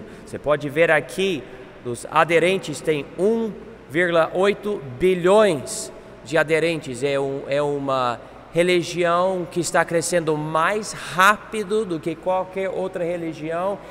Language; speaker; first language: Portuguese; non-native, fluent; English